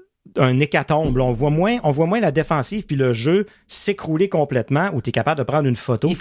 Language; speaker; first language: French; native; French